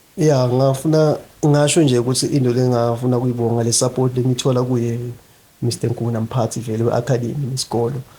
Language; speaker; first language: Zulu; non-native, local second language; Swati